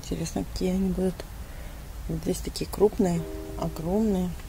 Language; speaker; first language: Russian; native; Russian